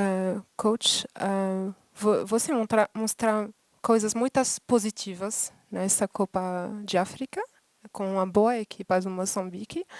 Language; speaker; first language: Portuguese; non-native, learner; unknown